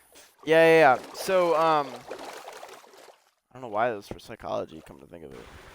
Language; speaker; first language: English; native; English